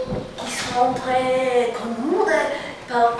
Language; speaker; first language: French; non-native, learner; Spanish